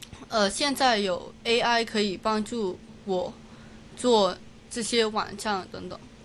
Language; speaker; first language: Chinese; non-native, local second language; Cantonese